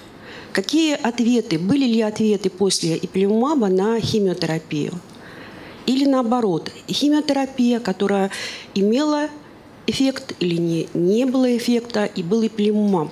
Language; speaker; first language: Russian; native; Russian